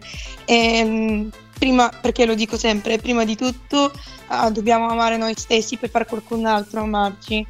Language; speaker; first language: Italian; non-native, fluent; Bulgarian